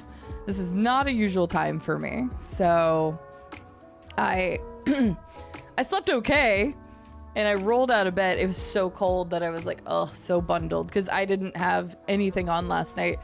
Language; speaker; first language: English; native; English